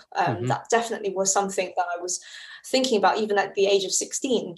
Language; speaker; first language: English; early bilingual, other home language; Chinese